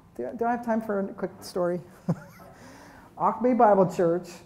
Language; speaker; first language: English; native; English